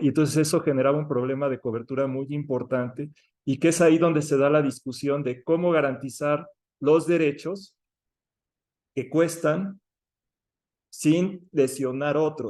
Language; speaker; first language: Spanish; native; Spanish